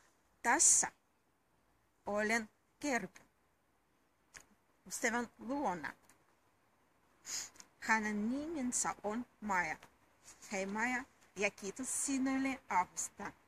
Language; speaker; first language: Finnish; non-native, learner; Russian